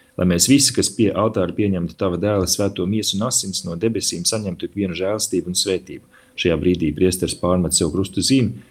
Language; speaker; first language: Latvian; native; Latvian